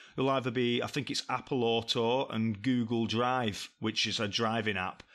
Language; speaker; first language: English; native; English